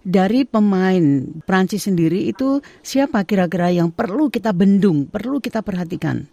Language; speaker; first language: Indonesian; native; Indonesian